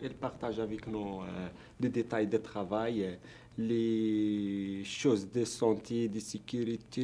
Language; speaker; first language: French; non-native, learner; Arabic